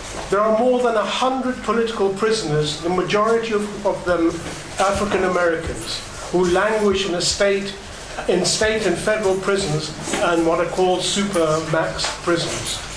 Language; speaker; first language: English; native; English